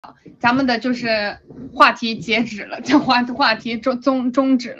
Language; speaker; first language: Chinese; native; Chinese